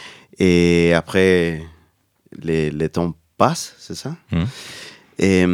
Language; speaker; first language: French; non-native, learner; Spanish